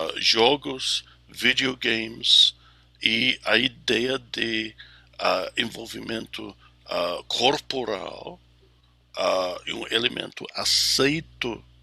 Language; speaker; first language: Portuguese; non-native, fluent; English